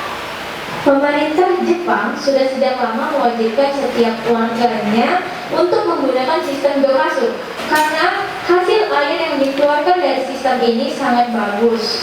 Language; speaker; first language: Indonesian; native; Indonesian